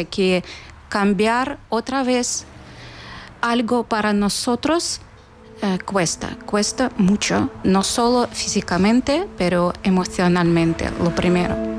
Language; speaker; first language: Spanish; non-native, local second language; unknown